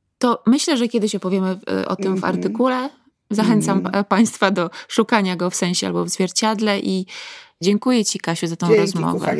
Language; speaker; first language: Polish; native; Polish